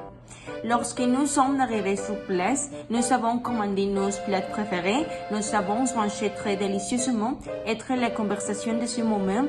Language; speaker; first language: French; non-native, learner; Spanish